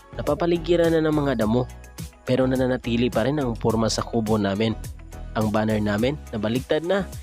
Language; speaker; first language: Filipino; non-native, local second language; Cebuano